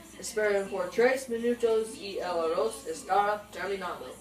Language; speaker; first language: Spanish; non-native, learner; English